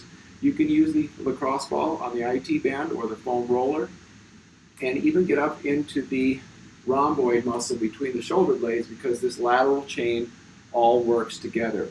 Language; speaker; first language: English; native; English